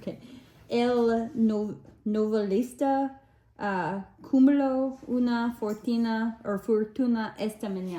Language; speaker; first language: Spanish; non-native, learner; English